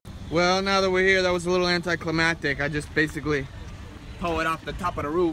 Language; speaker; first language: English; native; English